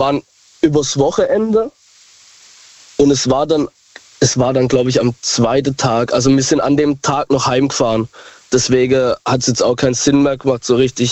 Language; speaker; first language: German; native; German